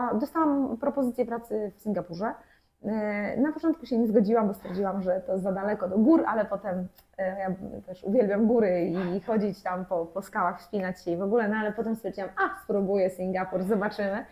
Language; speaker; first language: Polish; native; Polish